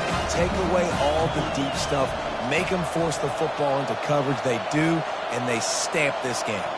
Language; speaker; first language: English; native; English